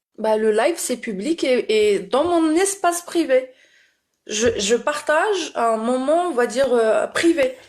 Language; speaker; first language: French; early bilingual, other home language; Arabic